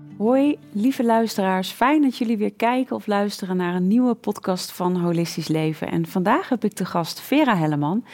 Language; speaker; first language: Dutch; native; Dutch